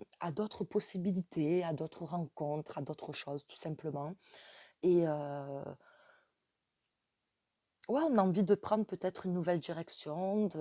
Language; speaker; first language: French; native; French